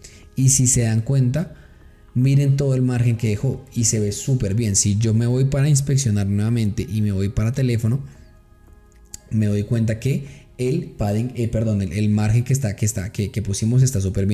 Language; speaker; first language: Spanish; native; Spanish